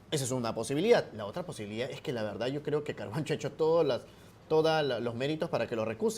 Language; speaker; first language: Spanish; native; Spanish